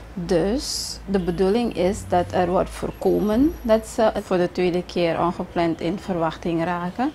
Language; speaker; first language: Dutch; native; Dutch